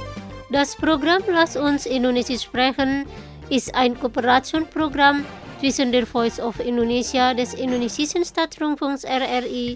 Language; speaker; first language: German; non-native, fluent; Indonesian